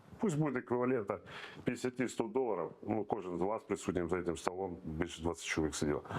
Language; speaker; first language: Ukrainian; non-native, local second language; Russian